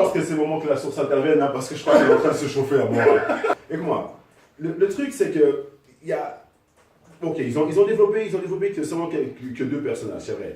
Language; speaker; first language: French; native; French